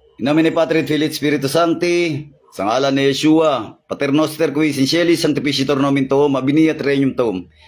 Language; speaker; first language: Filipino; native; Filipino